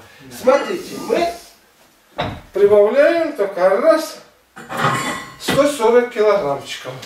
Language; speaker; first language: Russian; native; Russian